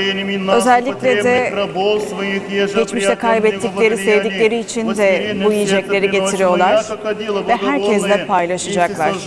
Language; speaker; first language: Turkish; native; Turkish